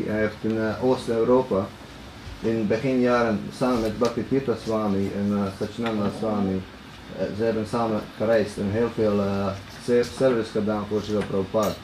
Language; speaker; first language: Dutch; non-native, fluent; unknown